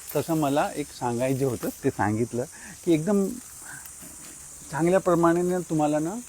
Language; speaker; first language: Marathi; non-native, local second language; Hindi